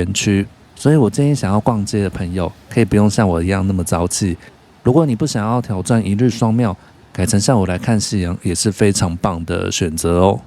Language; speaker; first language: Chinese; native; Chinese